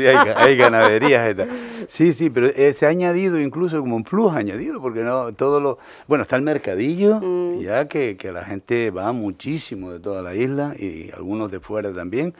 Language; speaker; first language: Spanish; native; Spanish